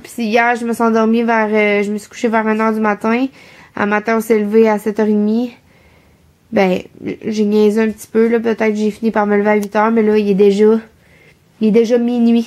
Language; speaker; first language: French; native; French